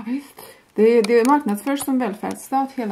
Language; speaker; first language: Swedish; non-native, fluent; Latvian